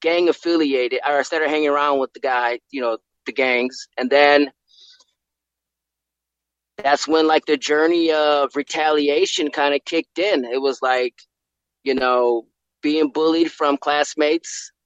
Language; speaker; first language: English; native; English